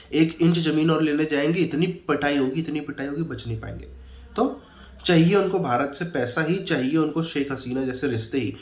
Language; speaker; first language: Hindi; native; Hindi